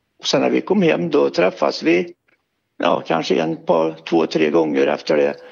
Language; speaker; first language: Swedish; native; Swedish